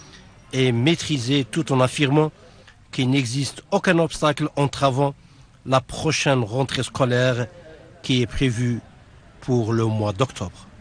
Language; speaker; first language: French; non-native, fluent; Arabic